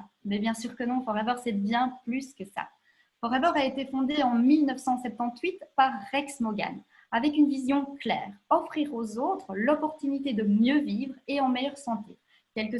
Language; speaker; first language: French; native; French